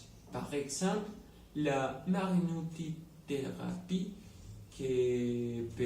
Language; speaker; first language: French; non-native, learner; Spanish